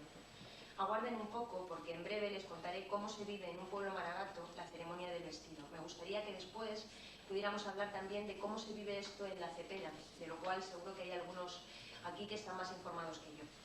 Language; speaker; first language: Spanish; native; Spanish